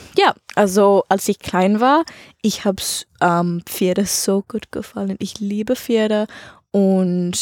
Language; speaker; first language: German; non-native, learner; English